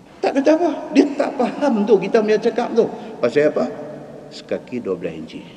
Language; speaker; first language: Malay; native; Malay